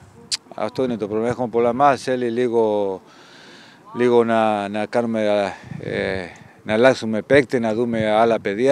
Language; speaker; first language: Greek; non-native, fluent; Spanish